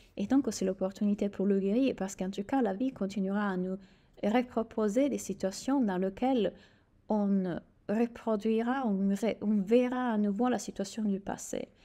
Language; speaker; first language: French; native; French